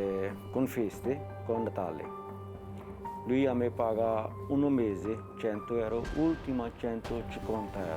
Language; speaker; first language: Italian; non-native, learner; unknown